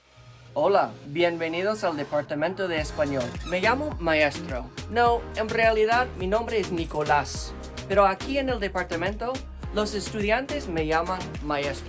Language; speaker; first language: Spanish; non-native, fluent; English